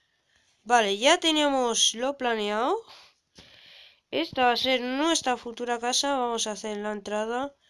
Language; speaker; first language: Spanish; native; Spanish